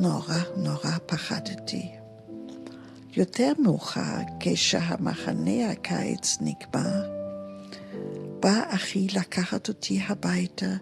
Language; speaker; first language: Hebrew; non-native, fluent; German